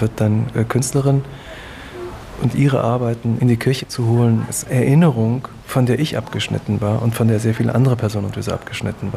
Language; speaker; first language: German; early bilingual, other home language; Turkish